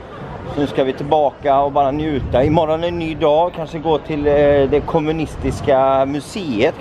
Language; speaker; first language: Swedish; native; Swedish